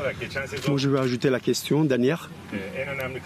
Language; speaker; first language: French; non-native, fluent; Turkish